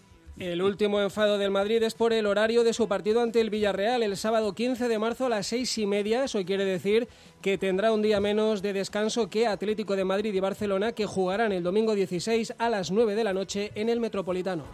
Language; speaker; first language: Spanish; native; Spanish